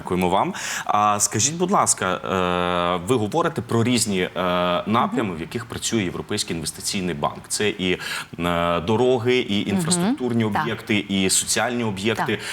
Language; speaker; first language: Ukrainian; native; Ukrainian